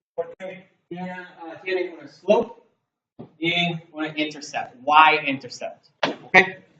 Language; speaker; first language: Spanish; non-native, learner; English